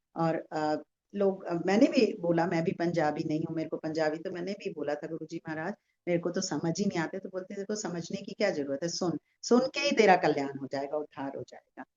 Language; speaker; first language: Hindi; native; Hindi